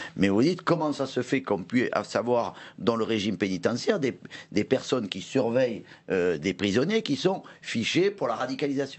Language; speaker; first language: French; native; French